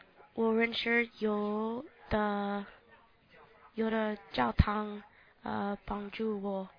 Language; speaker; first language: Chinese; non-native, learner; English